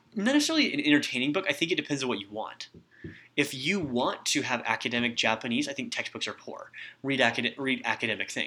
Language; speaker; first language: English; native; English